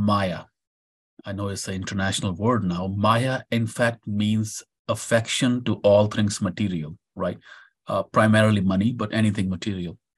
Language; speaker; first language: English; non-native, local second language; Punjabi